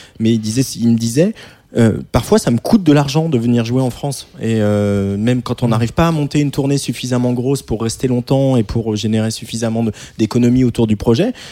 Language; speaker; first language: French; native; French